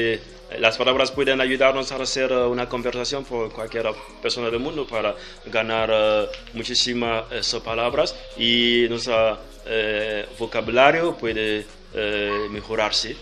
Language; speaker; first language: Spanish; non-native, learner; French